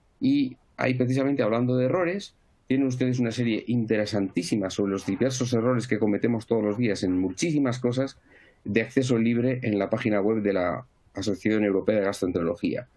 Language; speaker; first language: Spanish; native; Spanish